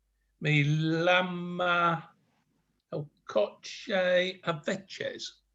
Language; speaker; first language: Spanish; non-native, learner; English